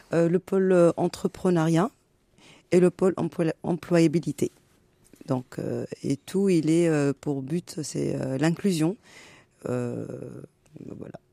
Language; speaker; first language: French; non-native, fluent; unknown